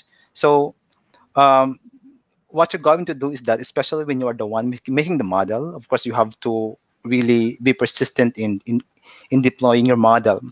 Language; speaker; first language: English; non-native, local second language; Cebuano